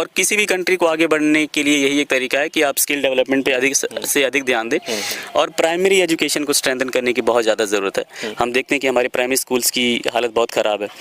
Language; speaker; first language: Hindi; native; Hindi